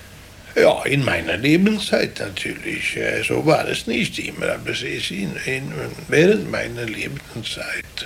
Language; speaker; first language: German; non-native, fluent; Swedish